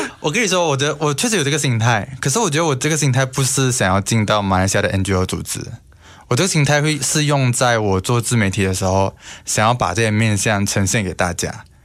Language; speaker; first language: Chinese; native; Chinese